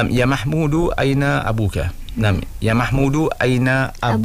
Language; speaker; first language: Arabic; non-native, fluent; Malay